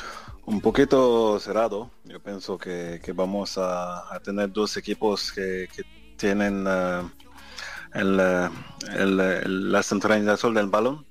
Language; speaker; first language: Spanish; non-native, fluent; French